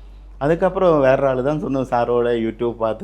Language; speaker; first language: Tamil; non-native, local second language; Malayalam